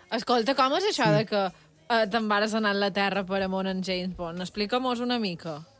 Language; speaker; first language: Catalan; native; Catalan